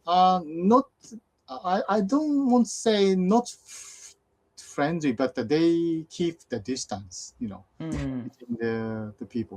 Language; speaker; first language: English; non-native, fluent; Japanese